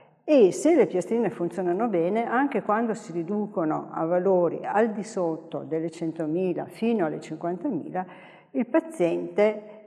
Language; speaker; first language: Italian; native; Italian